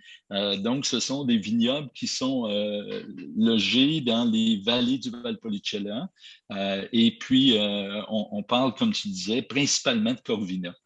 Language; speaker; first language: French; native; French